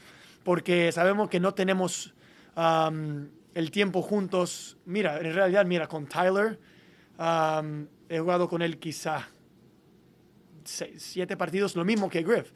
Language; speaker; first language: Spanish; non-native, fluent; English